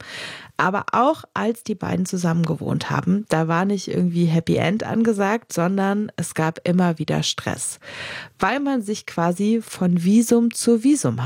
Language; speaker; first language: German; native; German